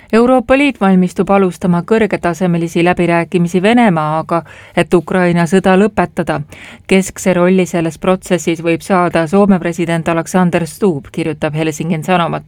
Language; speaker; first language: Estonian; native; Estonian